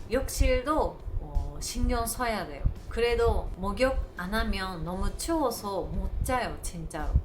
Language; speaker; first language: Korean; non-native, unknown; Japanese